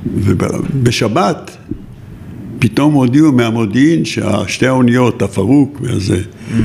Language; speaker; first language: Hebrew; native; Hebrew